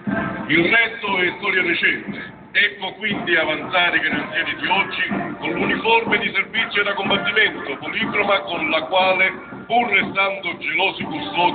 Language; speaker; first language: Italian; native; Italian